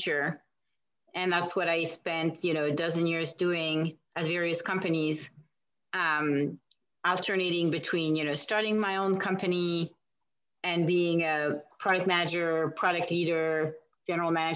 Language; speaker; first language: English; non-native, fluent; French